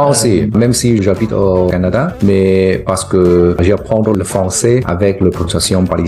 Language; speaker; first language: French; non-native, learner; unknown